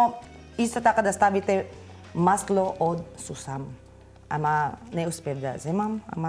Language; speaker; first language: Macedonian; non-native, learner; Filipino